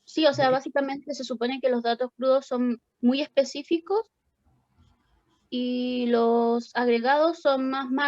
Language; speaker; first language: Spanish; native; Spanish